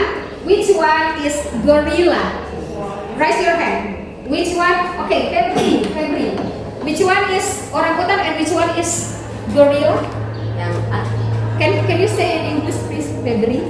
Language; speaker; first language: English; non-native, learner; Indonesian